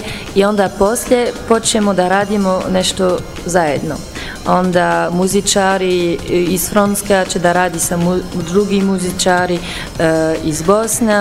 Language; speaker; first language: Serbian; non-native, learner; French